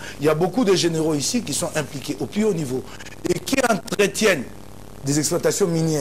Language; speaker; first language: French; non-native, local second language; Lingala